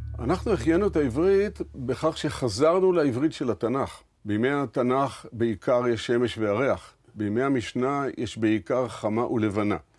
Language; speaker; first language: Hebrew; native; Hebrew